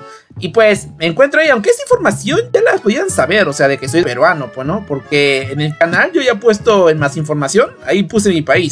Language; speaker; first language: Spanish; native; Spanish